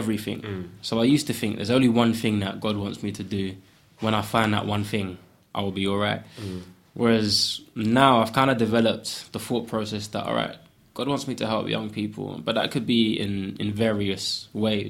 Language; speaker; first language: English; native; English